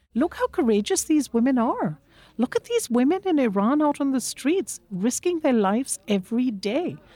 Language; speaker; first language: English; non-native, local second language; Bangla